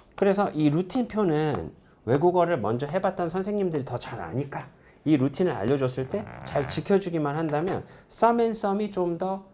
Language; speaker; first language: Korean; native; Korean